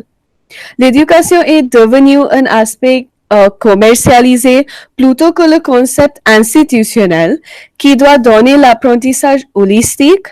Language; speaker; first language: French; non-native, learner; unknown